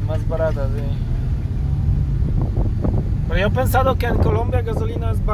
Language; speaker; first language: Spanish; non-native, learner; Polish